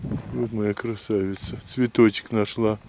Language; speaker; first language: Russian; native; Russian